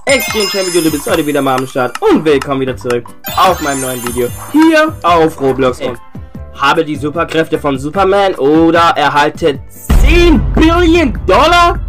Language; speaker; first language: German; native; German